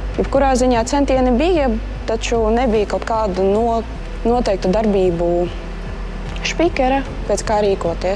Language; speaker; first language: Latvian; non-native, local second language; Russian